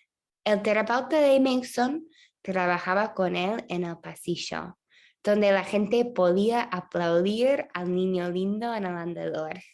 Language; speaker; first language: Spanish; non-native, fluent; English